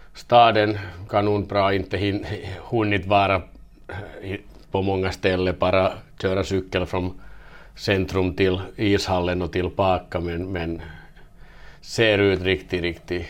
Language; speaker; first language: Swedish; non-native, fluent; Finnish